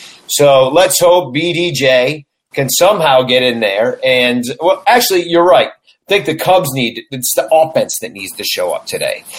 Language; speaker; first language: English; native; English